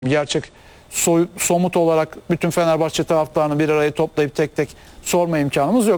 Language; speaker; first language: Turkish; native; Turkish